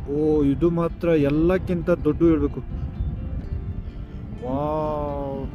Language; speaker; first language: Kannada; non-native, local second language; Ladakhi